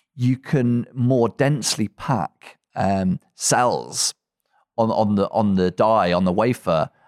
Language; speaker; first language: English; native; English